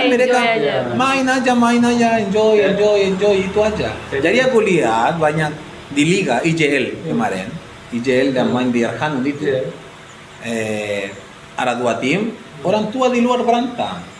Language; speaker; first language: Indonesian; non-native, fluent; Spanish